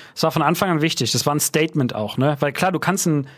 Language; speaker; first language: German; native; German